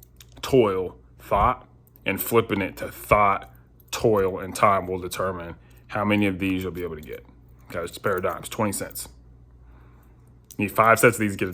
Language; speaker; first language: English; native; English